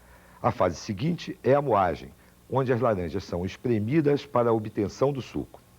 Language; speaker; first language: Portuguese; native; Portuguese